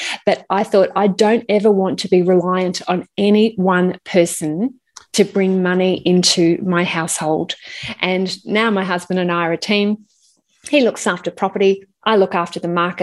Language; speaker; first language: English; native; English